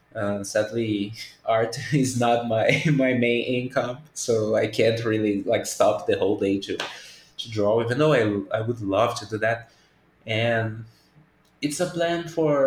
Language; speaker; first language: English; non-native, fluent; Portuguese